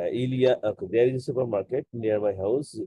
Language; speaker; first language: English; non-native, local second language; Bangla